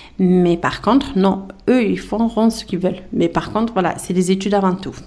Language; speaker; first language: French; early bilingual, other home language; Arabic